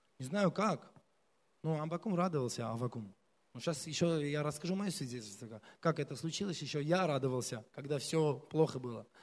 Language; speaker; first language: Russian; non-native, local second language; Armenian